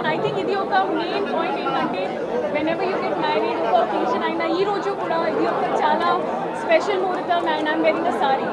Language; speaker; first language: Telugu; non-native, local second language; Hindi